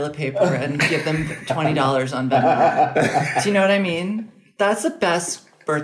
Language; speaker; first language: English; native; English